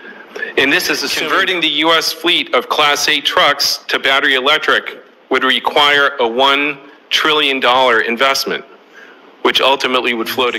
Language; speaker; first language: English; native; English